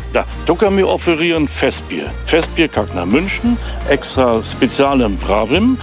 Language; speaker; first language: Bulgarian; non-native, learner; German